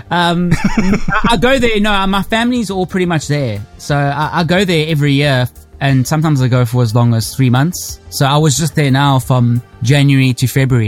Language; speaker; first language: English; native; English